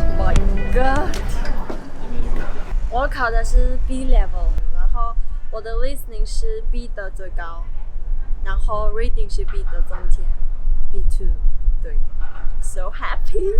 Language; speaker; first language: Chinese; non-native, learner; Mongolian